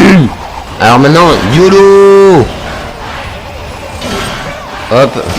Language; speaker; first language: French; native; French